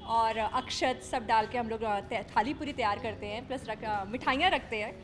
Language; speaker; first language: Hindi; native; Hindi